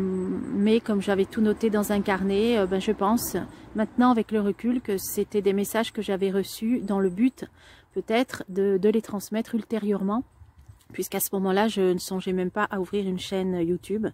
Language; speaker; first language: French; native; French